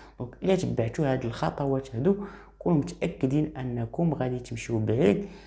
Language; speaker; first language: Arabic; native; Arabic